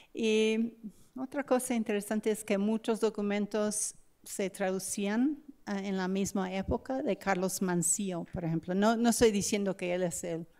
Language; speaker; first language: Spanish; non-native, fluent; English